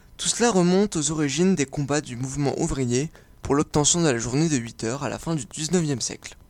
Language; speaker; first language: French; native; French